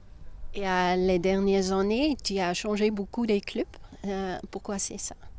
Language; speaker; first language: French; non-native, learner; Dutch